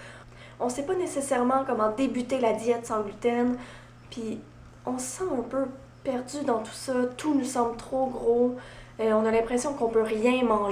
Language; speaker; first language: French; native; French